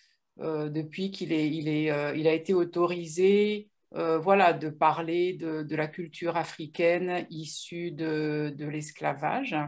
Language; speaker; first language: French; native; French